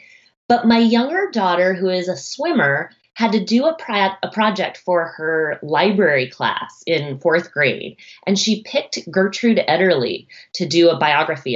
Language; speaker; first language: English; native; English